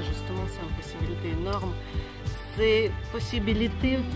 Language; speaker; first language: French; non-native, fluent; Russian